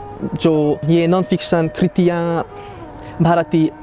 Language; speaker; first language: Hindi; non-native, fluent; Hungarian